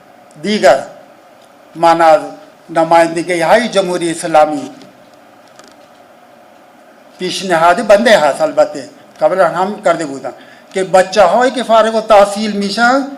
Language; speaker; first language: Persian; non-native, fluent; Urdu